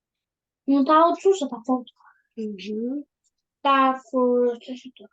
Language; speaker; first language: Lithuanian; early bilingual, heritage; Lithuanian